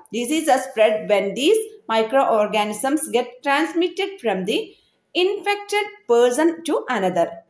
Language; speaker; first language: English; non-native, local second language; Malayalam